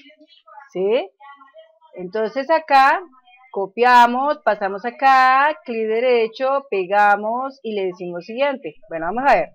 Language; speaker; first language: Spanish; native; Spanish